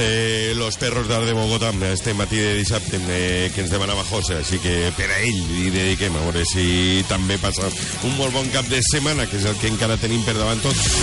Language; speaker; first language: Catalan; native; Catalan